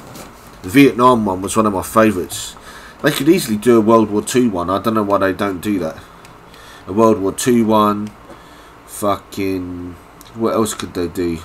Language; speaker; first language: English; native; English